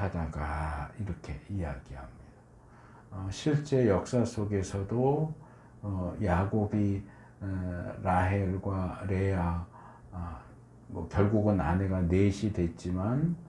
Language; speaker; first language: Korean; native; Korean